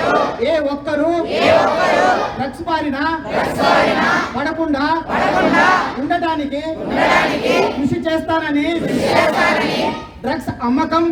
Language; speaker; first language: Telugu; native; Telugu